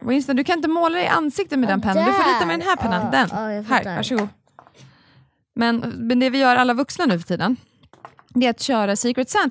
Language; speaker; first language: Swedish; native; Swedish